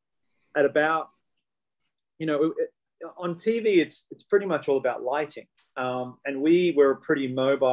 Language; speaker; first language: English; native; English